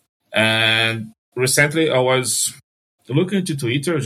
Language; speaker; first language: English; non-native, fluent; Portuguese